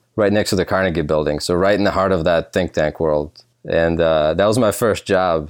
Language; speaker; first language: English; early bilingual, other home language; Russian